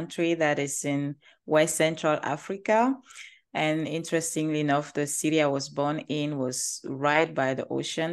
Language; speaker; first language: English; non-native, local second language; French